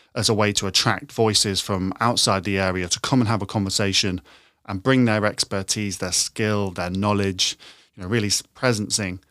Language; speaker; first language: English; native; English